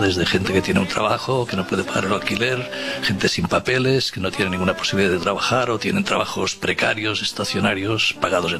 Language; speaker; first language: Spanish; native; Spanish